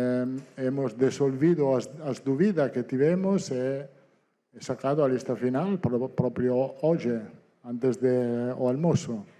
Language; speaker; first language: Portuguese; non-native, fluent; Italian